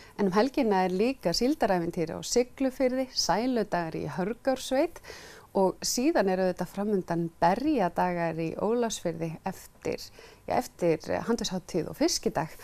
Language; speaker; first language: Icelandic; native; Icelandic